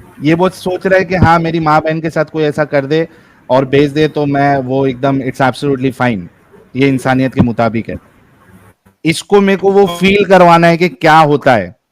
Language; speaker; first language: Hindi; native; Hindi